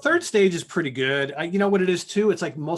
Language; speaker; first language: English; native; English